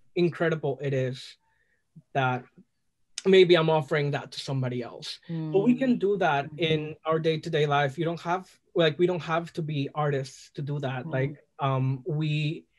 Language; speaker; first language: English; non-native, fluent; Spanish